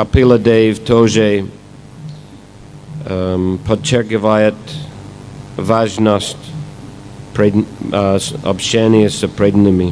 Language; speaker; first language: Russian; non-native, fluent; English